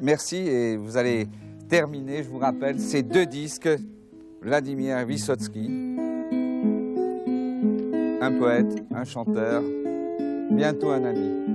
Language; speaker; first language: French; native; French